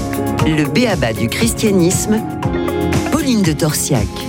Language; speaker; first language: French; native; French